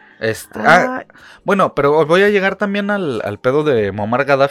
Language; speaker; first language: Spanish; native; Spanish